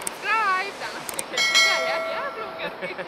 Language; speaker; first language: Indonesian; non-native, fluent; Romanian